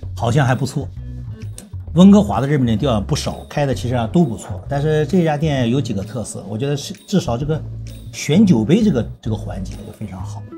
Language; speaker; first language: Chinese; native; Chinese